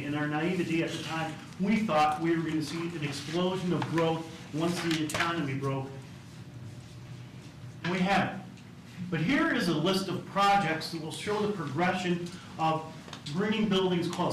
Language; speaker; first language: English; native; English